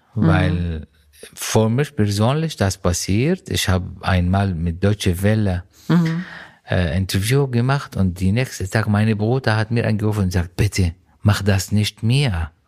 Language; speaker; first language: German; non-native, learner; Arabic